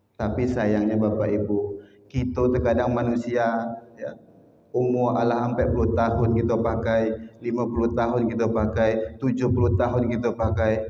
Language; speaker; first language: Malay; non-native, local second language; Minangkabau